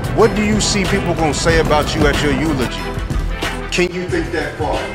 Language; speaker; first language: English; native; English